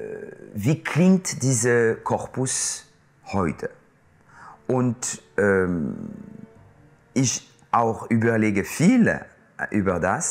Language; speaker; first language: German; non-native, local second language; French